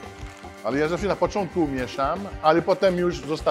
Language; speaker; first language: Polish; non-native, fluent; French